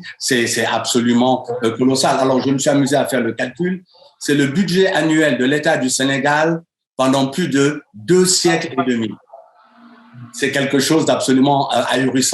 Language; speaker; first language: French; native; French